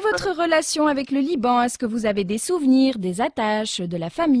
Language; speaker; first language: French; non-native, local second language; Arabic